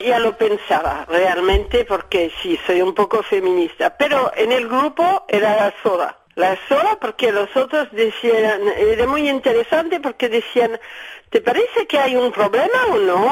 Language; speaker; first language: Spanish; early bilingual, heritage; Spanish